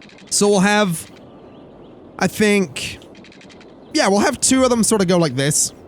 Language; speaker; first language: English; native; English